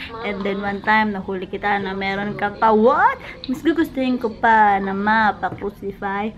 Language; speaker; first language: Filipino; native; Filipino